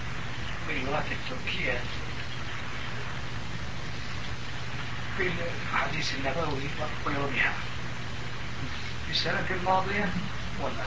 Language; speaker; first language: Arabic; non-native, fluent; Turkish